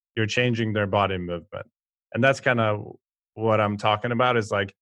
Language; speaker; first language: English; non-native, fluent; Swedish